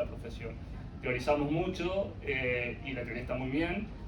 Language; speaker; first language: Spanish; native; Spanish